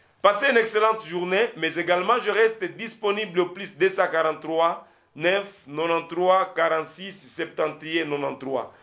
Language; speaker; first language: French; non-native, local second language; Lingala